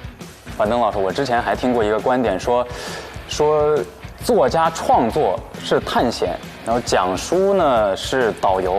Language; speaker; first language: Chinese; native; Chinese